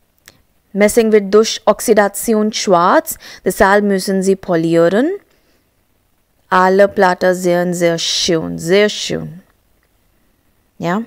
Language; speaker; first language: German; non-native, learner; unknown